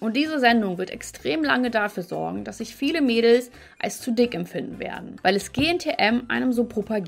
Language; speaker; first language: German; native; German